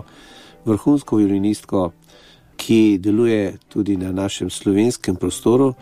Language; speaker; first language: Slovenian; native; Slovenian